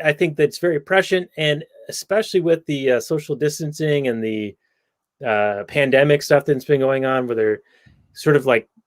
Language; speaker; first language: English; native; English